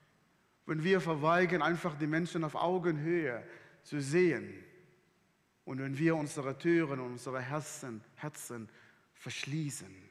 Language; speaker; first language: German; non-native, fluent; Arabic